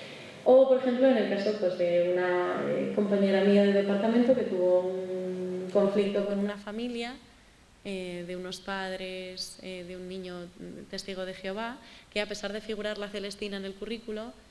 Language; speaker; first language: Spanish; native; Spanish